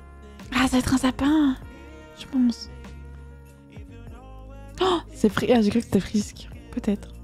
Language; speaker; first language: French; native; French